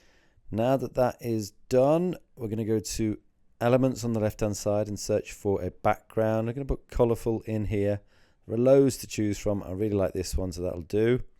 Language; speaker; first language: English; native; English